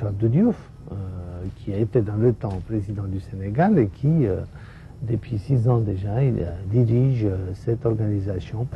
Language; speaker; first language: French; non-native, fluent; Romanian